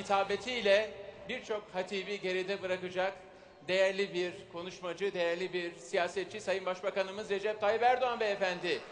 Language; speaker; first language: Turkish; native; Turkish